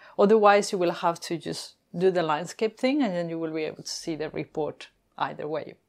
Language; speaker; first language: English; non-native, fluent; Spanish